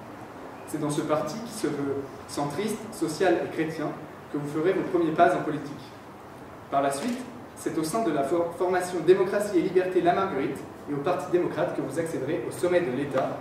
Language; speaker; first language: French; native; French